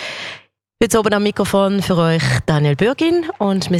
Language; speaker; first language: German; native; German